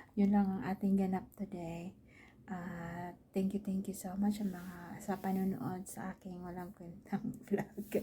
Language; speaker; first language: Filipino; non-native, local second language; Waray